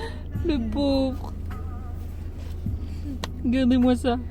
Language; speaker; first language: French; native; French